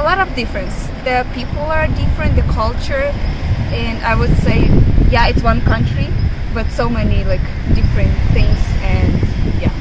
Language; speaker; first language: English; non-native, fluent; Ukrainian